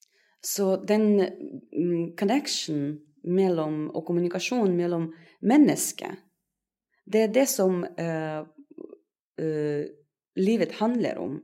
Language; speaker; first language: Norwegian; non-native, fluent; Russian